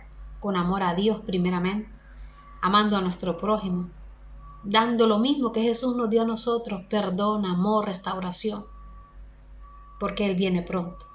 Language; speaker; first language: Spanish; native; Spanish